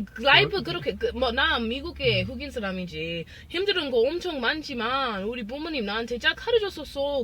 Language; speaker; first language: Korean; non-native, learner; English